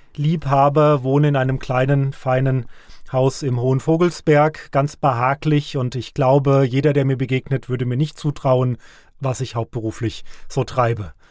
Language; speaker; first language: German; native; German